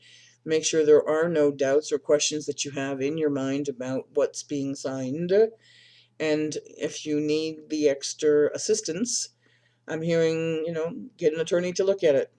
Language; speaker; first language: English; native; English